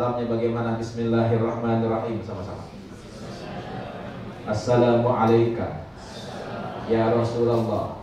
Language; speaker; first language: Indonesian; native; Indonesian